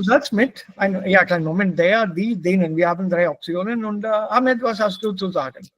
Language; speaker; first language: German; non-native, fluent; Hindi